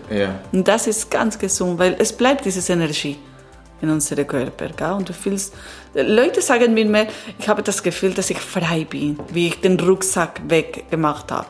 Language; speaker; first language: German; non-native, learner; Italian